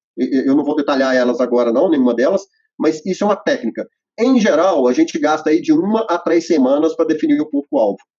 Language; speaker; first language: Portuguese; native; Portuguese